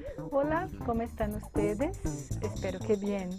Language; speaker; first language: Spanish; non-native, fluent; Portuguese